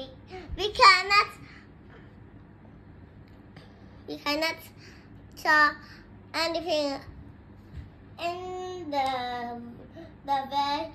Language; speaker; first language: English; non-native, learner; Vietnamese